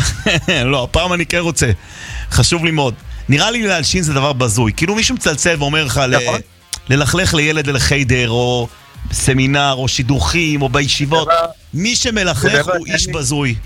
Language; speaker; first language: Hebrew; native; Hebrew